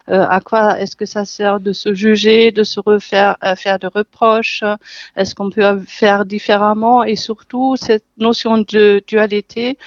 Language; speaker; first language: French; non-native, fluent; German